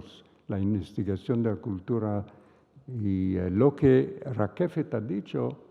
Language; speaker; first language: Spanish; non-native, fluent; Hebrew